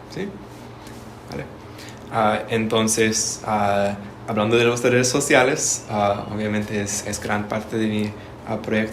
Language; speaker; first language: Spanish; non-native, learner; English